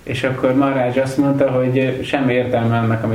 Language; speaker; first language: Hungarian; native; Hungarian